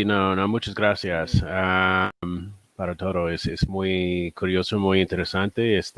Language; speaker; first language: Spanish; non-native, learner; English